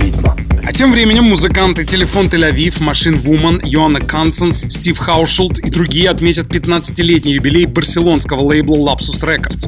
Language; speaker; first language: Russian; native; Russian